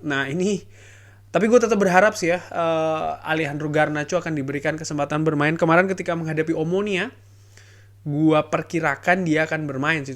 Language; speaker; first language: Indonesian; native; Indonesian